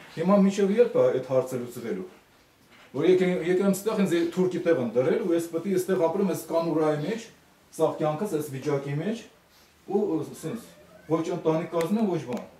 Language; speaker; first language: Armenian; early bilingual, heritage; Armenian